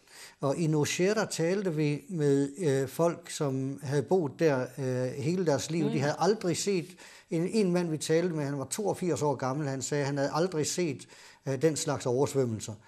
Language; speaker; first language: Danish; native; Danish